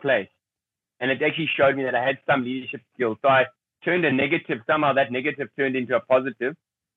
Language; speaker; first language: English; native; English